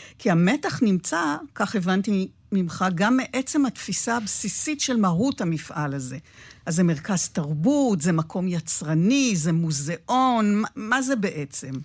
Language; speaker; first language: Hebrew; native; Hebrew